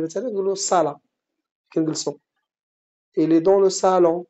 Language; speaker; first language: French; non-native, fluent; Arabic